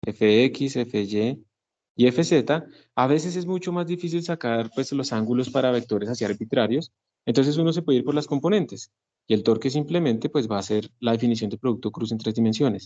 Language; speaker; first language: Spanish; native; Spanish